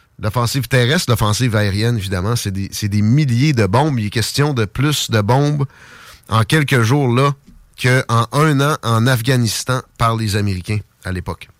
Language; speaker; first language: French; native; French